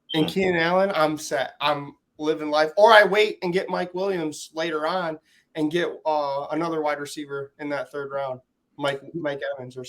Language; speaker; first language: English; native; English